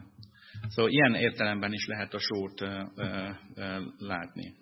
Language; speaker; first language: Hungarian; non-native, fluent; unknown